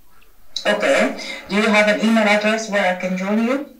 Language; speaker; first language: English; non-native, fluent; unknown